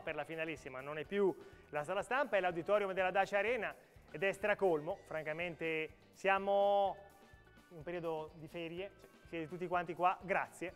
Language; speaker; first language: Italian; native; Italian